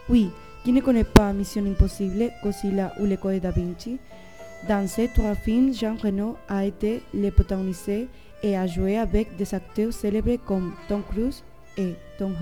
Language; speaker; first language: French; non-native, learner; Spanish